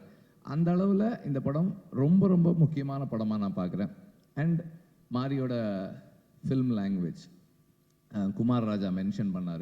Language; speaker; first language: Tamil; native; Tamil